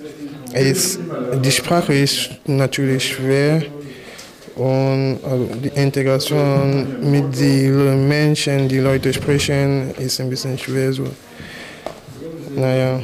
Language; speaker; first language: German; non-native, learner; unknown